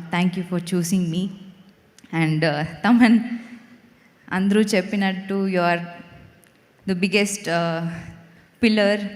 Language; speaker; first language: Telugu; non-native, fluent; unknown